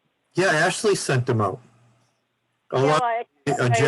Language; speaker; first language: English; native; English